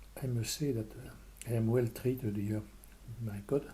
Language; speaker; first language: English; non-native, learner; French